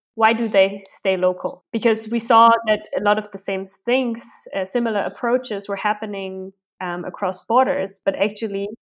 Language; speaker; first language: English; non-native, fluent; German